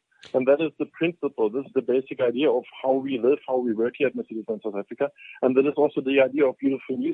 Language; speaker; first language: English; non-native, fluent; German